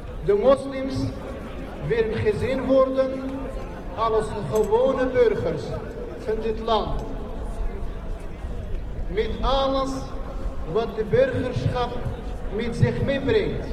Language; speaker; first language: Dutch; non-native, fluent; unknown